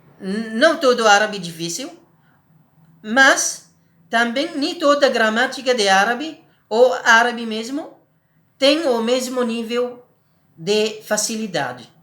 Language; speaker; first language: Portuguese; non-native, learner; Arabic